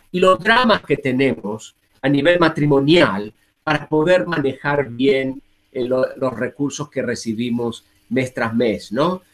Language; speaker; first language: Spanish; native; Spanish